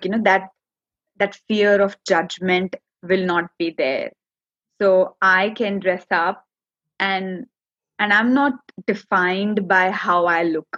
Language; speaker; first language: English; non-native, local second language; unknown